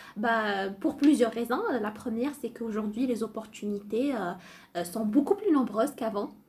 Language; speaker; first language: French; non-native, local second language; Arabic